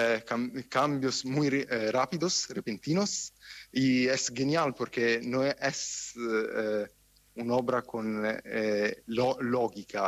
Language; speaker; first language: Spanish; non-native, fluent; Italian